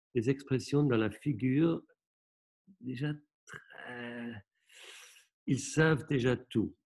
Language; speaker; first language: French; non-native, local second language; German